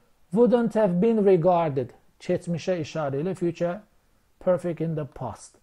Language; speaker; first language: English; non-native, fluent; Azerbaijani